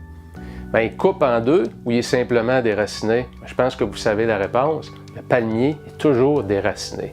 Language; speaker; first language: French; native; French